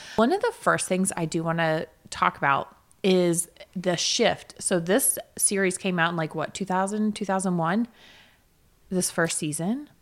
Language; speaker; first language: English; native; English